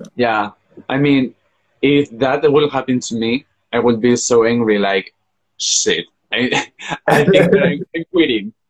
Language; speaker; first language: English; non-native, fluent; Spanish